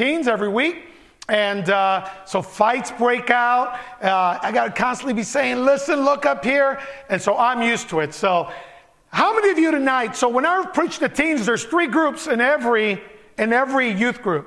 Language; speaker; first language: English; early bilingual, other home language; Spanish